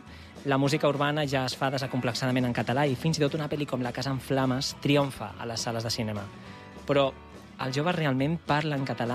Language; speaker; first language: Catalan; native; Catalan